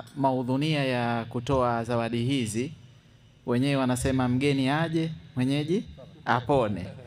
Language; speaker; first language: Swahili; native; Swahili